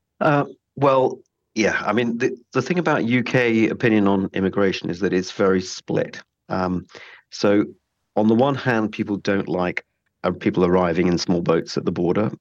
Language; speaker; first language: English; native; English